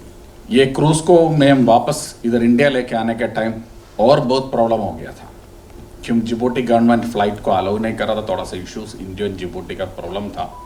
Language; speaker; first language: Hindi; non-native, local second language; Malayalam